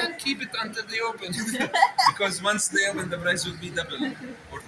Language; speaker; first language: English; non-native, fluent; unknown